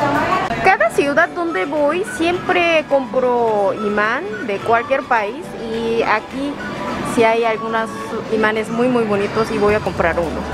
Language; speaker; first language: Spanish; non-native, learner; Korean